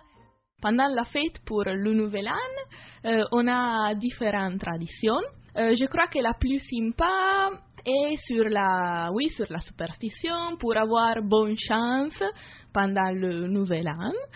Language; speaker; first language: French; non-native, learner; Italian